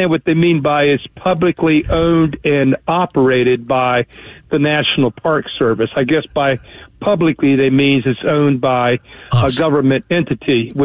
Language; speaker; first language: English; native; English